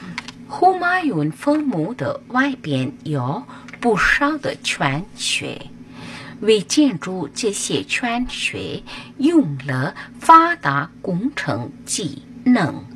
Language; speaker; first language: Chinese; non-native, fluent; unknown